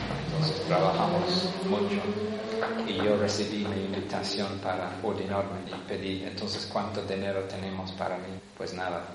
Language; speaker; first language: Spanish; non-native, fluent; English